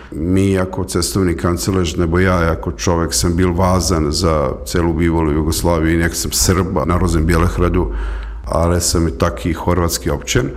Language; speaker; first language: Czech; non-native, fluent; Serbian